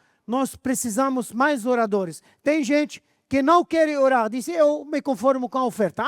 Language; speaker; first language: Portuguese; non-native, fluent; Arabic